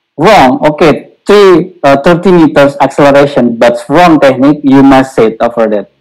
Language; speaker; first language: English; non-native, learner; Indonesian